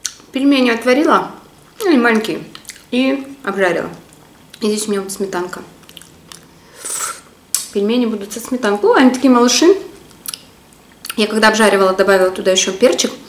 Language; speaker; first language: Russian; native; Russian